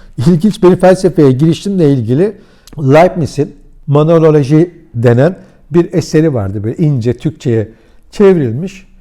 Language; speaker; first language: Turkish; early bilingual, heritage; Turkish